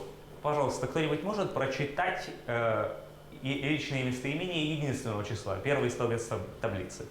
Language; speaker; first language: Russian; native; Russian